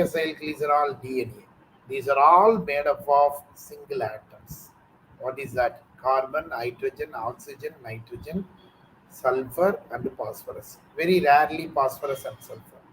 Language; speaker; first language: English; non-native, local second language; Tamil